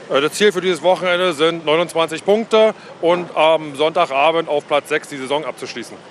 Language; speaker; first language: German; native; German